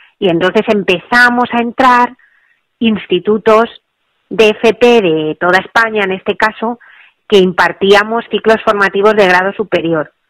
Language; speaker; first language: Spanish; native; Spanish